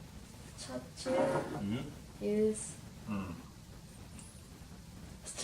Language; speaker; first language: English; non-native, learner; Korean